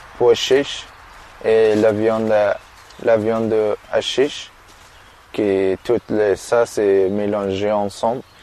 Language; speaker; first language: French; non-native, learner; Persian